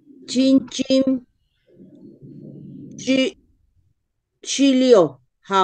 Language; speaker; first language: Chinese; non-native, learner; Spanish